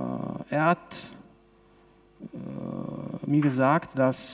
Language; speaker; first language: German; non-native, local second language; Italian